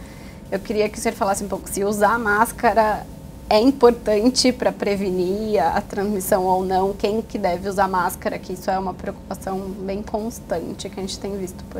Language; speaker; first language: Portuguese; native; Portuguese